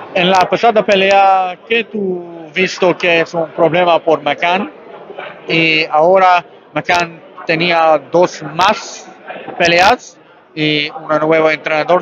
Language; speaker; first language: Spanish; non-native, learner; English